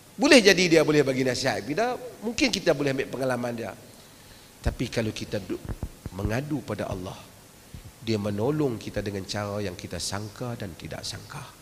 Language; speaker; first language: Malay; native; Malay